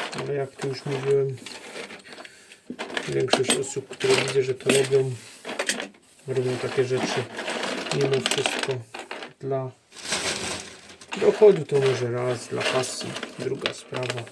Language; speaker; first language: Polish; native; Polish